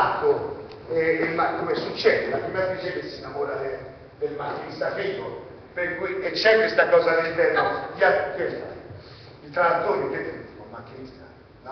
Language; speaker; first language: Italian; native; Italian